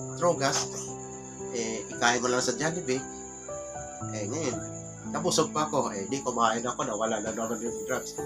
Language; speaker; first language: Filipino; non-native, local second language; Cebuano